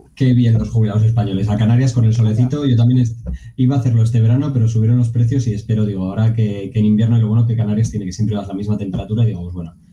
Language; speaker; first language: Spanish; native; Spanish